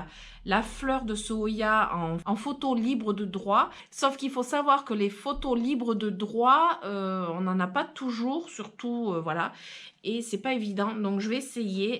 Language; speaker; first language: French; native; French